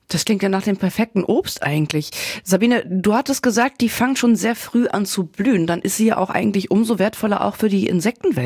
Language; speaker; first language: German; native; German